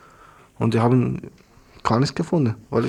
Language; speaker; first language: German; non-native, learner; Arabic